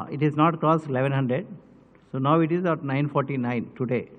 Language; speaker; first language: English; non-native, local second language; Telugu